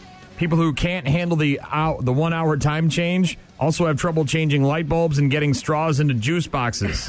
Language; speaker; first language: English; native; English